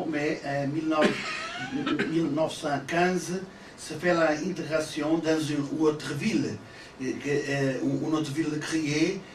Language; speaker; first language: French; non-native, learner; Portuguese